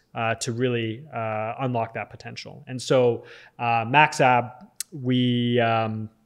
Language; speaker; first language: English; native; English